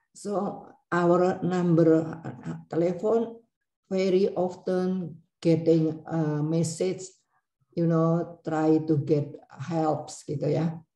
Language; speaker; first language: English; non-native, learner; Indonesian